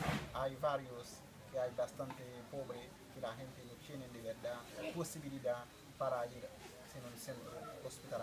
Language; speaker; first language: Spanish; non-native, fluent; Haitian Creole